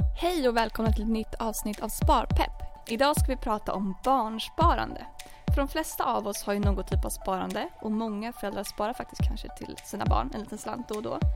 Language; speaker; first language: Swedish; native; Swedish